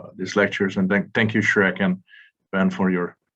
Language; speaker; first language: English; non-native, fluent; Hungarian